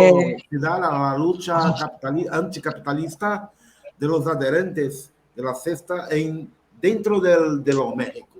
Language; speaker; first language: Spanish; non-native, learner; Portuguese